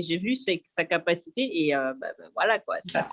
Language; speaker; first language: French; native; French